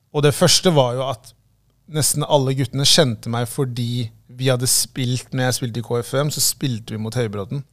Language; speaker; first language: Norwegian; early bilingual, other home language; Tigrinya